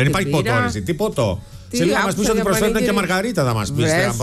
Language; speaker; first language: Greek; native; Greek